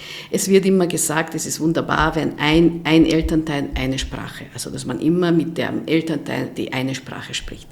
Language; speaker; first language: German; non-native, fluent; Hungarian